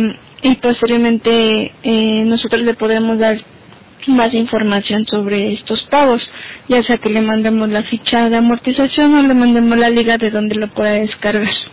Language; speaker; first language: Spanish; native; Spanish